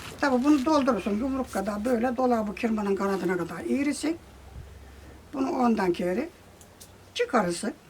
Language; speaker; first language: Turkish; native; Turkish